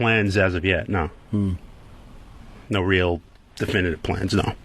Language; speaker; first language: English; native; English